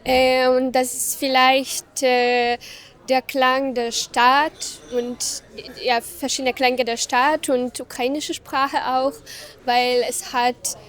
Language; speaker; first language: German; non-native, learner; Ukrainian